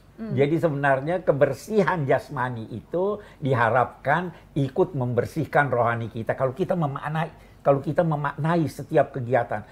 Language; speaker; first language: Indonesian; native; Indonesian